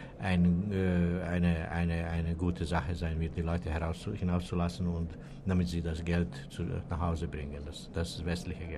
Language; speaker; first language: German; non-native, fluent; Serbian